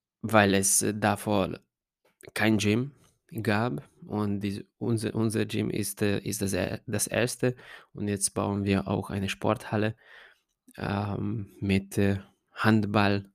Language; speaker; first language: German; non-native, fluent; Hungarian